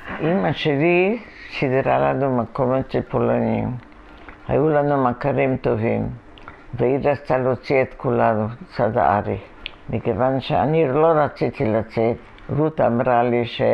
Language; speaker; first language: Hebrew; non-native, fluent; Polish